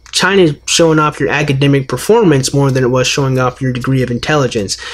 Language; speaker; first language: English; native; English